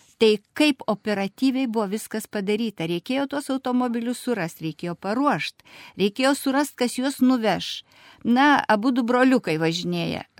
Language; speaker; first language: Lithuanian; non-native, fluent; Russian